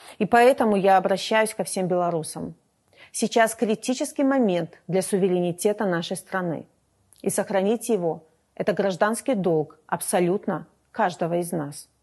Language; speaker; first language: Russian; native; Russian